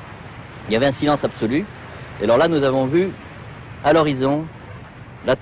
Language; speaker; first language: French; native; French